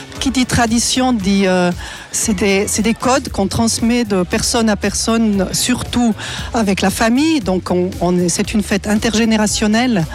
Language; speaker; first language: French; native; French